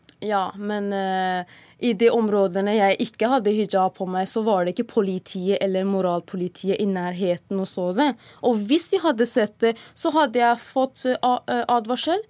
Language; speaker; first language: Norwegian; non-native, fluent; Persian